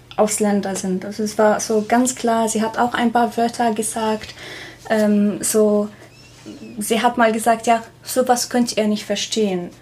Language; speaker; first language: German; non-native, fluent; Arabic